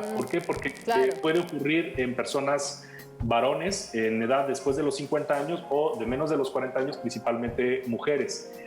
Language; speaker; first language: Spanish; native; Spanish